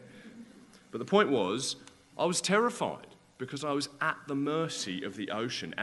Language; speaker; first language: English; native; English